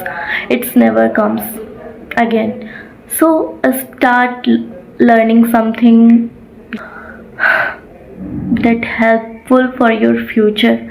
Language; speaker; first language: English; non-native, learner; Odia